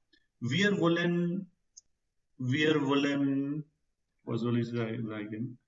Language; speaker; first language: German; non-native, fluent; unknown